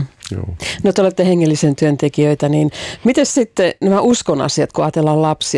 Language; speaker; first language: Finnish; native; Finnish